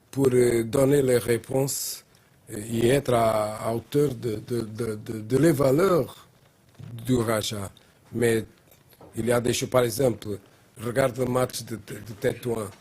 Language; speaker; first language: French; non-native, learner; Portuguese